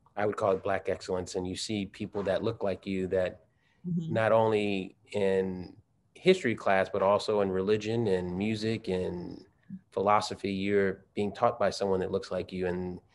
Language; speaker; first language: English; native; English